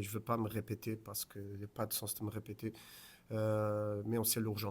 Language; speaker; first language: French; non-native, fluent; Portuguese